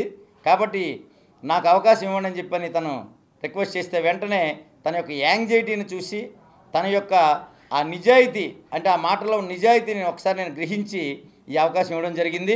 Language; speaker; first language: Telugu; native; Telugu